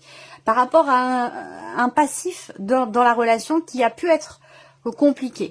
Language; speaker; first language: French; native; French